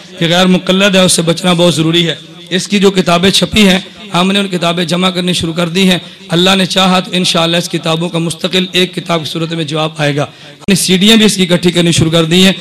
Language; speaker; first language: Urdu; non-native, local second language; Punjabi